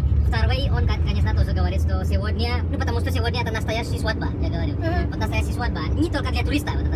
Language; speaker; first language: Russian; non-native, learner; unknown